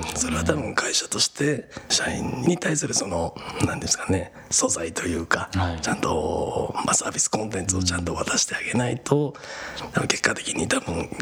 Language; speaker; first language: Japanese; native; Japanese